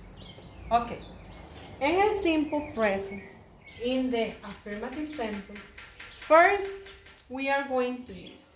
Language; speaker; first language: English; non-native, fluent; Spanish